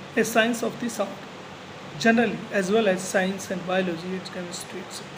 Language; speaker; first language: English; non-native, local second language; Hindi